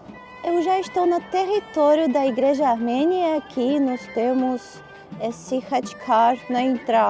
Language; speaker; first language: Portuguese; non-native, fluent; Armenian